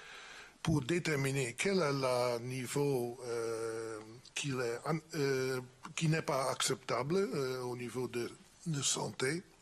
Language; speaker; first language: French; non-native, fluent; Dutch